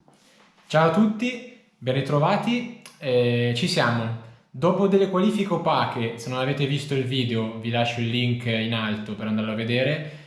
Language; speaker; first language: Italian; native; Italian